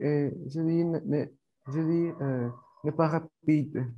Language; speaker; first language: French; non-native, learner; Spanish